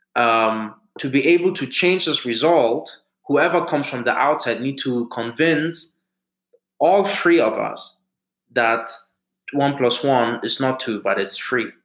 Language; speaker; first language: English; early bilingual, other home language; German